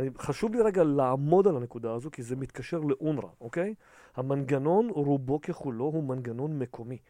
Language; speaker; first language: Hebrew; early bilingual, other home language; Russian